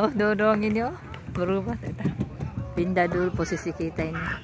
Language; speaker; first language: Malay; native; Malay